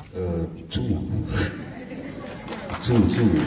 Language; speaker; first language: French; non-native, learner; English